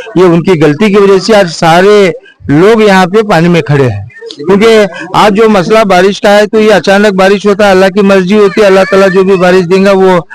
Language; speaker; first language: Hindi; non-native, local second language; Urdu